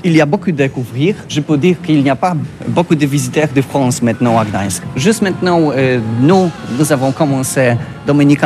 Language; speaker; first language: French; non-native, learner; Polish